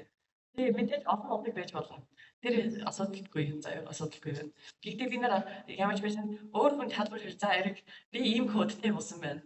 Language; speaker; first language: Mongolian; non-native, learner; English